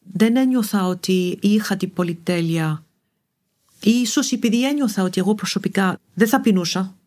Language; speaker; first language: Greek; non-native, fluent; Arabic